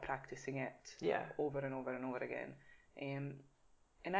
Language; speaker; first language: English; non-native, fluent; Italian